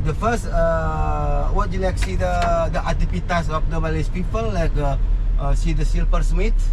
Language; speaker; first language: English; non-native, learner; Indonesian